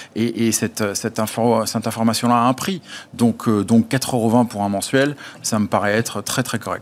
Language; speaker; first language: French; native; French